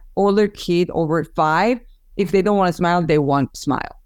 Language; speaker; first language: English; non-native, fluent; Spanish